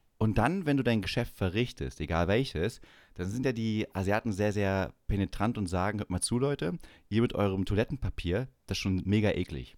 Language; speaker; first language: German; native; German